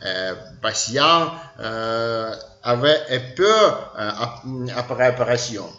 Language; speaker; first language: French; non-native, learner; Ukrainian